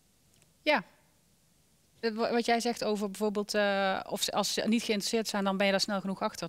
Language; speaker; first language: Dutch; native; Dutch